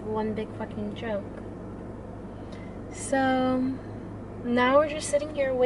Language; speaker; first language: English; native; English